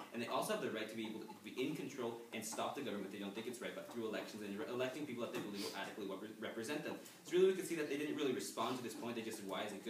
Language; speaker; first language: English; native; English